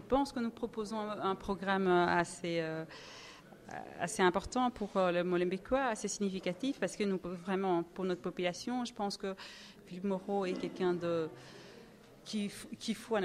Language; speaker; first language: French; early bilingual, other home language; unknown